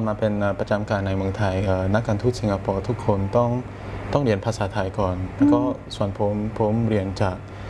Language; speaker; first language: Thai; non-native, fluent; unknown